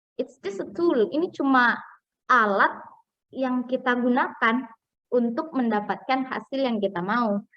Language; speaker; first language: Indonesian; non-native, local second language; Buginese